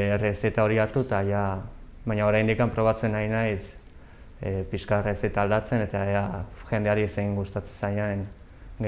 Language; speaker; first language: Basque; non-native, local second language; Spanish